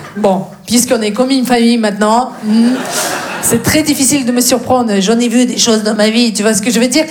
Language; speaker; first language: French; non-native, fluent; Russian